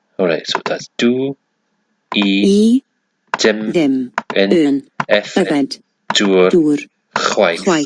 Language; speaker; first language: Welsh; non-native, learner; English